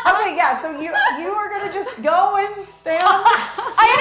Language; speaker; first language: English; native; English